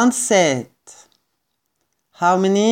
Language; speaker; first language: English; non-native, fluent; French